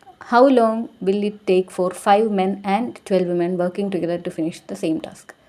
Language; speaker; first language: English; non-native, local second language; Malayalam